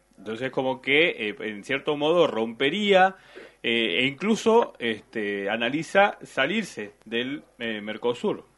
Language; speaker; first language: Spanish; native; Spanish